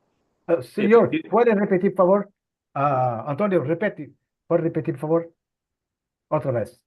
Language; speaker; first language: Spanish; non-native, fluent; Portuguese